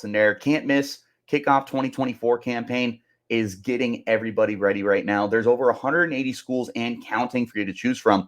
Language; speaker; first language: English; native; English